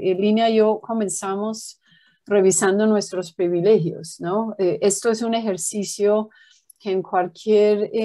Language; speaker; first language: Spanish; non-native, fluent; English